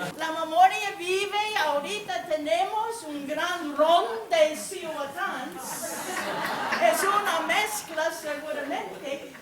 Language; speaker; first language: Spanish; non-native, fluent; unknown